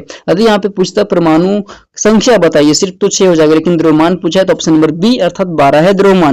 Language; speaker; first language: Hindi; native; Hindi